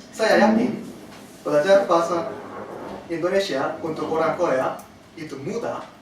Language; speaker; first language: Indonesian; non-native, learner; Korean